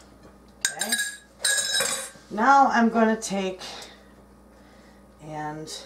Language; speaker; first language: English; native; English